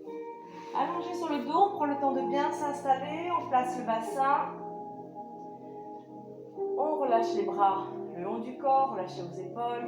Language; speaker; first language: French; native; French